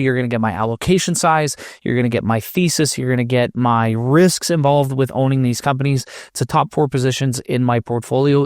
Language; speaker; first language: English; native; English